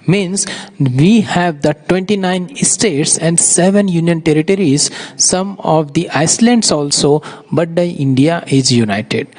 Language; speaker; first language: English; non-native, local second language; Urdu